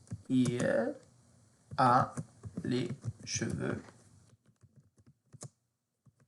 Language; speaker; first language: French; non-native, fluent; English